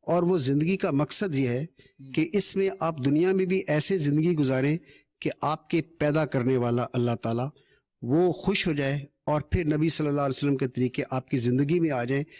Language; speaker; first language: Urdu; non-native, local second language; Punjabi